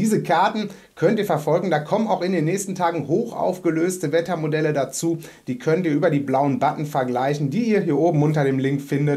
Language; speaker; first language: German; native; German